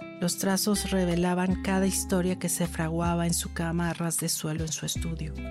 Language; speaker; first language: Spanish; native; Spanish